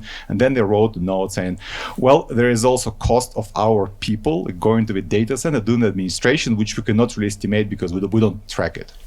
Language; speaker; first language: English; non-native, fluent; Ukrainian